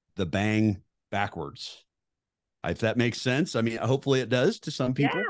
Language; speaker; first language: English; native; English